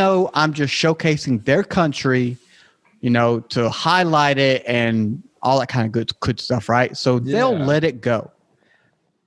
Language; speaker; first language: English; native; English